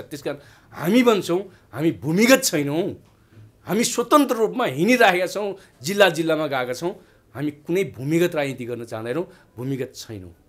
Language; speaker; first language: Nepali; non-native, local second language; Dangaura Tharu